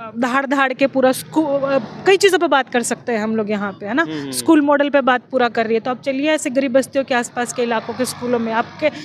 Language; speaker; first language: Hindi; native; Hindi